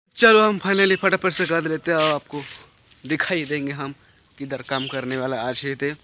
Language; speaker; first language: Hindi; non-native, local second language; Odia